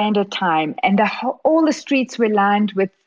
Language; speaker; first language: English; native; English